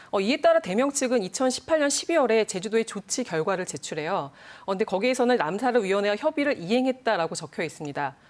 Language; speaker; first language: Korean; native; Korean